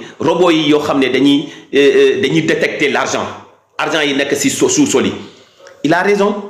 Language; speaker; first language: Wolof; non-native, local second language; Fula